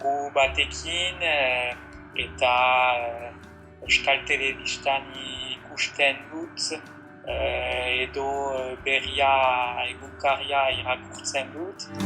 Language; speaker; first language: Basque; non-native, learner; French